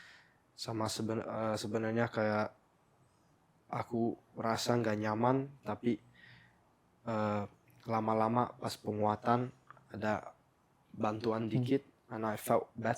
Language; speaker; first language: Indonesian; early bilingual, heritage; English